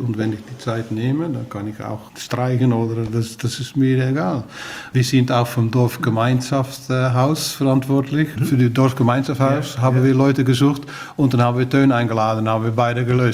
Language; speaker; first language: German; non-native, learner; Dutch